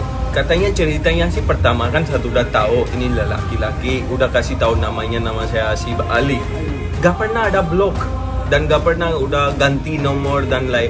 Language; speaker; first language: Indonesian; non-native, fluent; Hindi